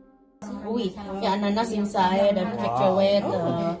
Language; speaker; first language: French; non-native, learner; Indonesian